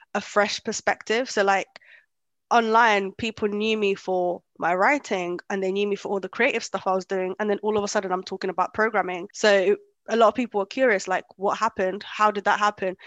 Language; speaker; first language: English; early bilingual, other home language; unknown